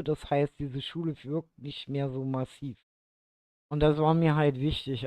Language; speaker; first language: German; native; German